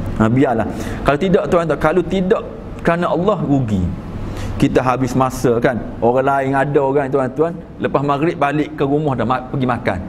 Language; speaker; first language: Malay; native; Malay